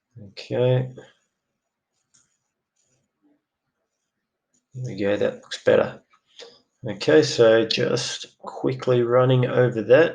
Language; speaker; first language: English; native; English